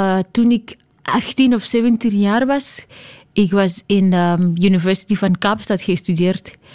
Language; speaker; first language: Dutch; non-native, learner; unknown